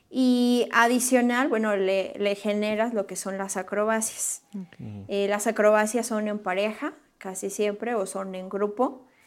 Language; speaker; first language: Spanish; native; Spanish